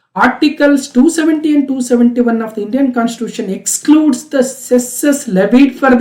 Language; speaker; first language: English; non-native, local second language; Kannada